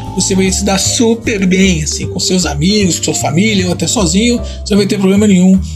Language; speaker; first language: Portuguese; non-native, fluent; Italian